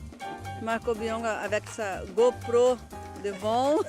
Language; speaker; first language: French; non-native, learner; Portuguese